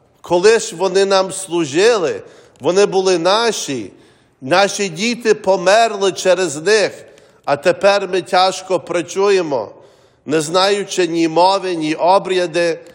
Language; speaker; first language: Ukrainian; early bilingual, heritage; Ukrainian